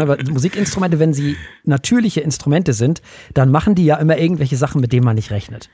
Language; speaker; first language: German; native; German